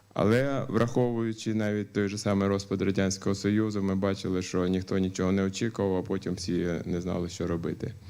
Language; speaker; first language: Ukrainian; native; Ukrainian